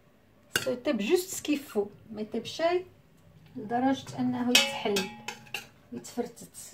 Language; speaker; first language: Arabic; native; Arabic